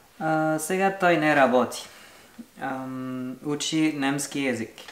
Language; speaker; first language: Bulgarian; non-native, learner; French